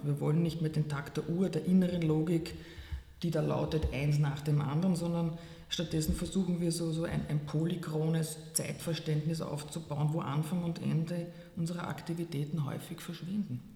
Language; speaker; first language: German; native; German